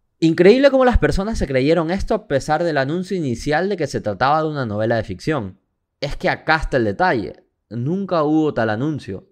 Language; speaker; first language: Spanish; native; Spanish